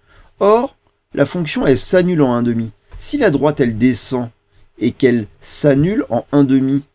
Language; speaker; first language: French; native; French